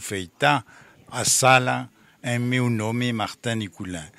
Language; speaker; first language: Portuguese; non-native, fluent; French